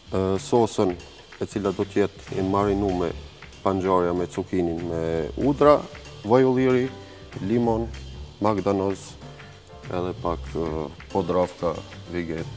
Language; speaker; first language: Albanian; early bilingual, heritage; Albanian